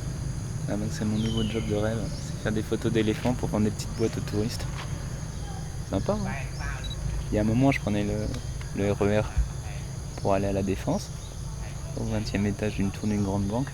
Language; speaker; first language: French; native; French